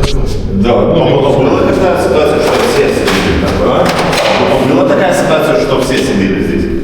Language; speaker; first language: Russian; non-native, learner; Lithuanian